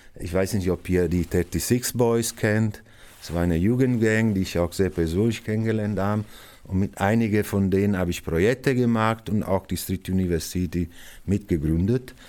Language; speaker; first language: German; non-native, fluent; Italian